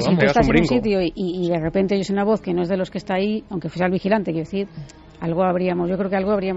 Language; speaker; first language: Spanish; native; Spanish